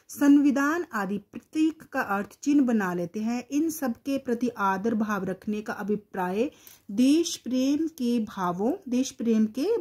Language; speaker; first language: Hindi; native; Hindi